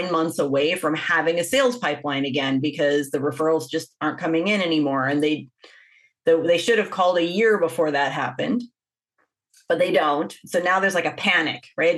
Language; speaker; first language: English; native; English